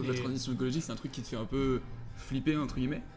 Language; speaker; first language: French; native; French